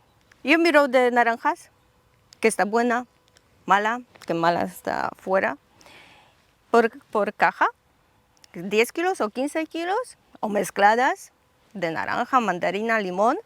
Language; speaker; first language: Spanish; non-native, learner; Polish